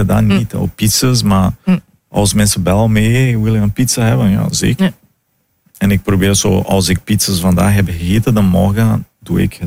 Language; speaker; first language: Dutch; non-native, learner; Portuguese